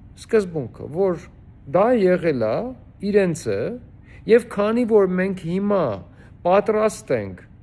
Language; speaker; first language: Armenian; native; Armenian